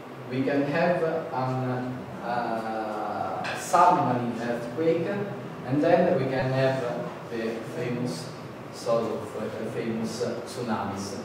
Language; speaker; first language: English; non-native, fluent; Italian